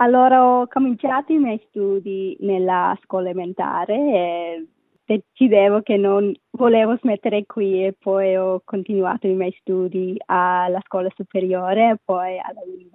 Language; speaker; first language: Italian; non-native, learner; Sinhala